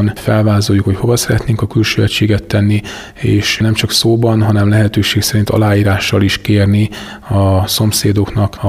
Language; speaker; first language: Hungarian; native; Hungarian